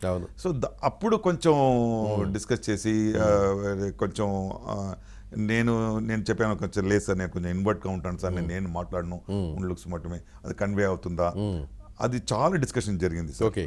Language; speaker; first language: Telugu; non-native, learner; Tamil